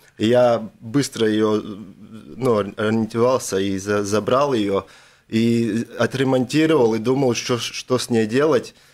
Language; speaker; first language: Russian; non-native, local second language; Latvian